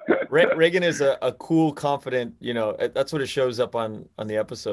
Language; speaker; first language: English; early bilingual, other home language; Vietnamese